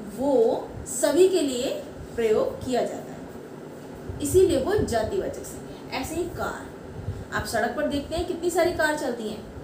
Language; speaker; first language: Hindi; native; Hindi